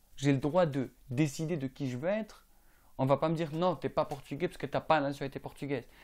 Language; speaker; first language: French; non-native, local second language; Arabic